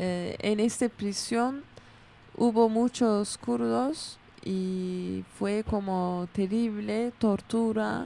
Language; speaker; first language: Spanish; non-native, fluent; Kurdish